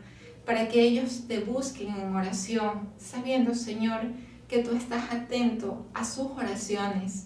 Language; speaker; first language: Spanish; native; Spanish